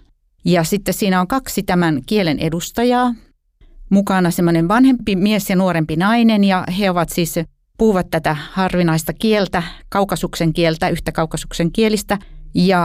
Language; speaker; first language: Finnish; native; Finnish